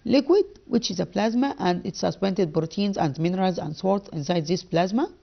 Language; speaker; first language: English; non-native, local second language; Arabic